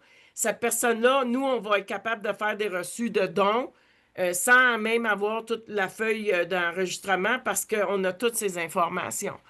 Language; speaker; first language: French; native; French